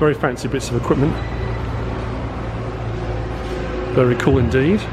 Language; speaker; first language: English; native; English